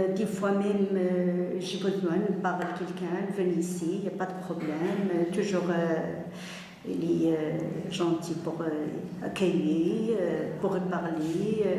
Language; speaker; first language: French; non-native, learner; Arabic